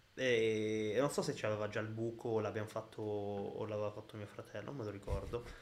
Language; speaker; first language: Italian; early bilingual, other home language; Arabic